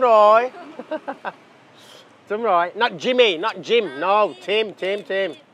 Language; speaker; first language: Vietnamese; non-native, learner; English